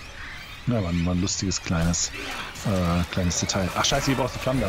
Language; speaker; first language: German; native; German